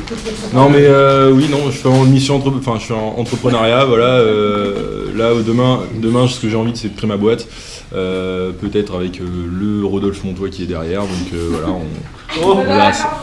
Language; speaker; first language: French; native; French